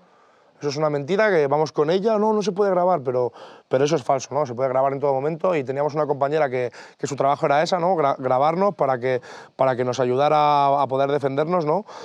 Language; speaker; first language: Spanish; native; Spanish